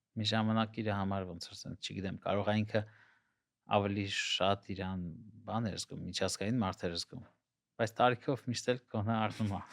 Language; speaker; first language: Armenian; non-native, local second language; Russian